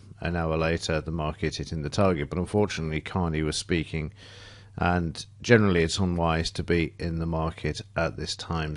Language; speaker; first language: English; native; English